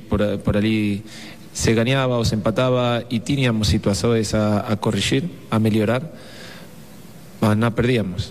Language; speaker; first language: Portuguese; non-native, fluent; Spanish